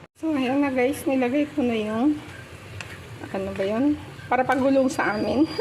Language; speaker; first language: Filipino; non-native, local second language; Bikol